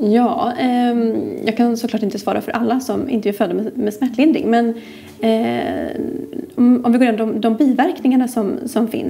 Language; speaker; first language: Swedish; native; Swedish